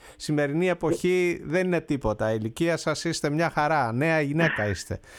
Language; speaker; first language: Greek; native; Greek